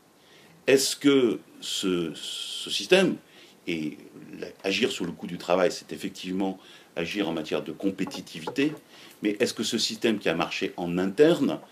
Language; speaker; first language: French; native; French